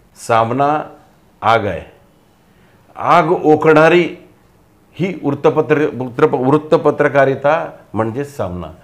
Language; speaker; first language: Marathi; non-native, local second language; Telugu